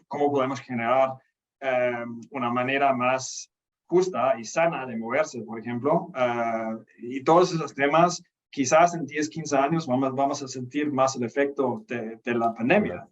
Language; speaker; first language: Spanish; non-native, fluent; Danish